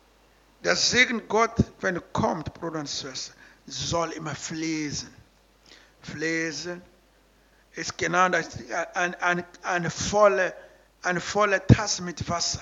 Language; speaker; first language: German; non-native, learner; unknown